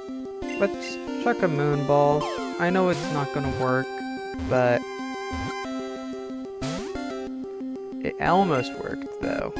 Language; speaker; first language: English; native; English